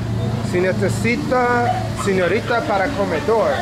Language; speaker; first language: Spanish; non-native, learner; English